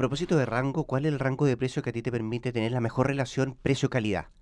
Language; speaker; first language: Spanish; native; Spanish